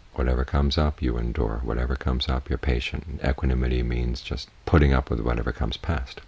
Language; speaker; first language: English; native; English